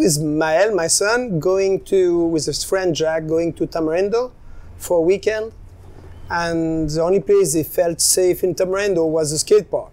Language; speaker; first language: English; non-native, fluent; French